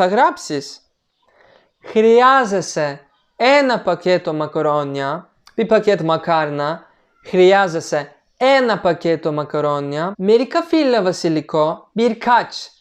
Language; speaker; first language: Greek; non-native, fluent; Turkish